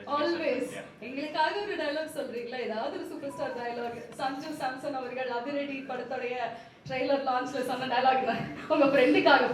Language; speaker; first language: Tamil; native; Tamil